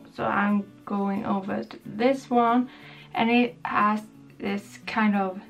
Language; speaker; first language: English; non-native, fluent; Swedish